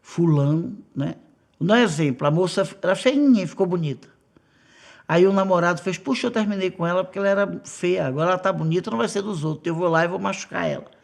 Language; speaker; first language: Portuguese; native; Portuguese